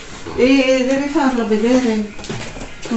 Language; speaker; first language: Italian; non-native, learner; Filipino